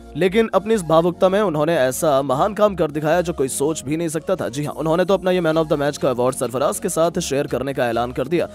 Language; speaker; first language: Hindi; native; Hindi